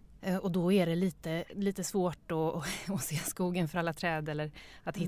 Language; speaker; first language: Swedish; native; Swedish